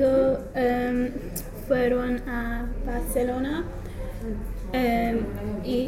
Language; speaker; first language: Spanish; non-native, learner; English